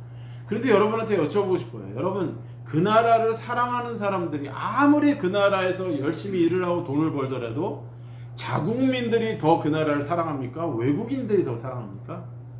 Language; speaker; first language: Korean; native; Korean